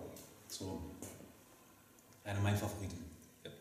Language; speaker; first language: German; non-native, fluent; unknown